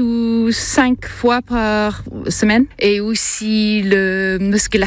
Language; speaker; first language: French; non-native, learner; English